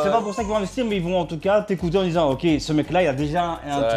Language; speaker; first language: French; native; French